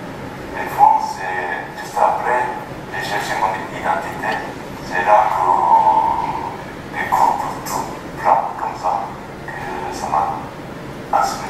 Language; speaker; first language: French; non-native, fluent; Japanese